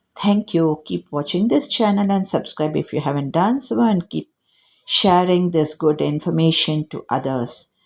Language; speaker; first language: English; non-native, local second language; Kannada